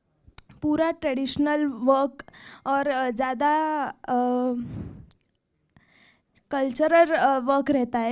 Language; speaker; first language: Hindi; non-native, local second language; Marathi